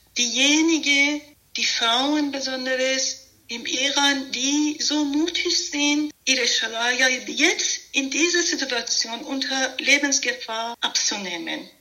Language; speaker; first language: German; non-native, fluent; Persian